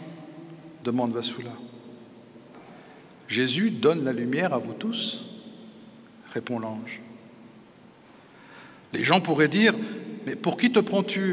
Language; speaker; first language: French; native; French